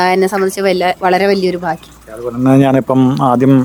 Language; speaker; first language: Malayalam; native; Malayalam